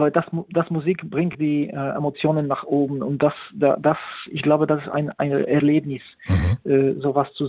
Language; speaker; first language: German; non-native, fluent; Polish